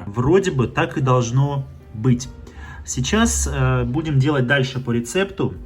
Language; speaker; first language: Russian; native; Russian